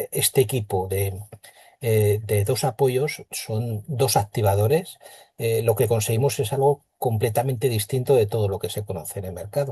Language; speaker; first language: Spanish; native; Spanish